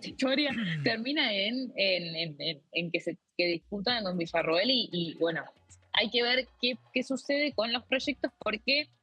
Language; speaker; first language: Spanish; native; Spanish